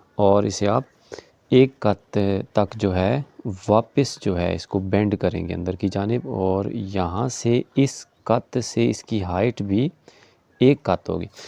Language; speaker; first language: Urdu; non-native, local second language; Punjabi